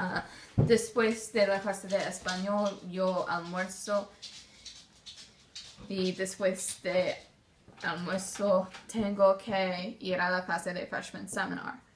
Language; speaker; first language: Spanish; non-native, learner; English